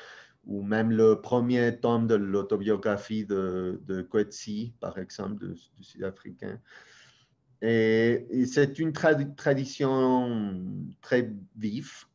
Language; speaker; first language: French; non-native, fluent; Spanish